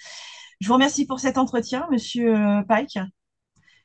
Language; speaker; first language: French; native; French